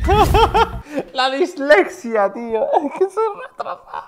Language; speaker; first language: Spanish; native; Spanish